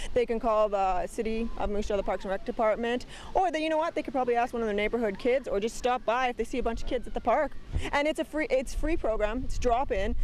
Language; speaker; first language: English; native; English